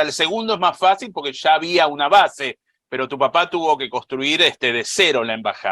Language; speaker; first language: Spanish; native; Spanish